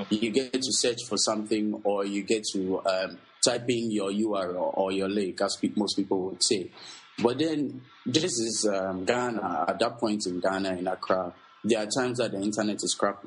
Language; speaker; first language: English; non-native, local second language; Akan